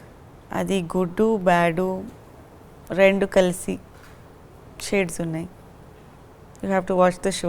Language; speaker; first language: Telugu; non-native, learner; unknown